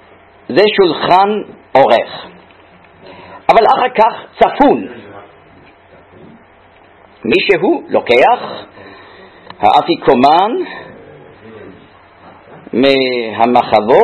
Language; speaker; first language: Hebrew; non-native, fluent; German